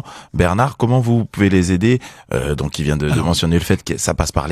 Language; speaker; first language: French; native; French